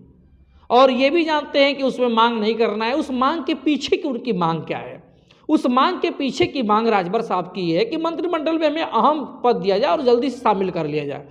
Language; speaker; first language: Hindi; native; Hindi